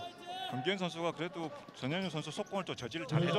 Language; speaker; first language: Korean; native; Korean